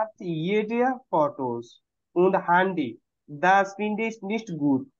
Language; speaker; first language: German; non-native, fluent; Bangla